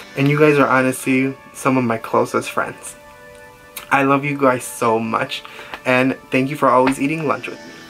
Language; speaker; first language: English; early bilingual, other home language; Spanish